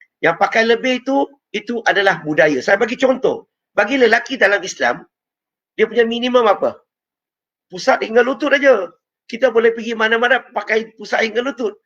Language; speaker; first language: Malay; non-native, local second language; Chinese